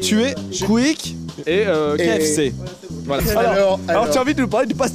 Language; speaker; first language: French; native; French